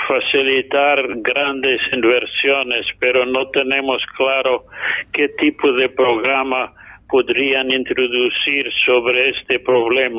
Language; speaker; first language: Spanish; non-native, fluent; English